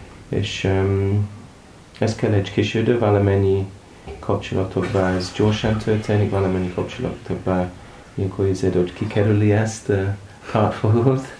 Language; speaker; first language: Hungarian; non-native, learner; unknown